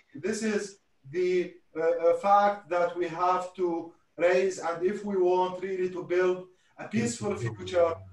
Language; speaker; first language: English; non-native, fluent; Arabic